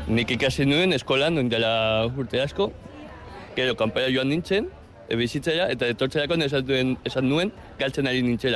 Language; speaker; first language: Basque; non-native, local second language; Spanish